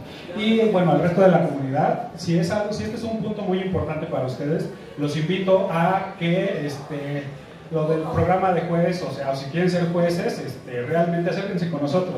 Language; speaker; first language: Spanish; native; Spanish